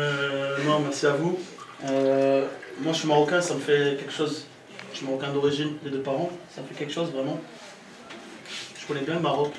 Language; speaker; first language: French; early bilingual, other home language; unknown